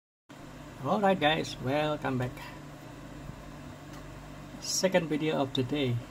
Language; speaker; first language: English; non-native, fluent; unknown